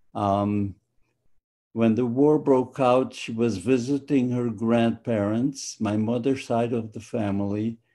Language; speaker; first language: English; non-native, fluent; Polish